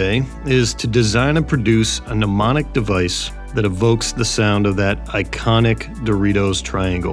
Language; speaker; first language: English; native; English